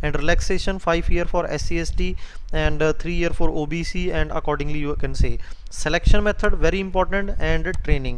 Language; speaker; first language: English; non-native, local second language; Hindi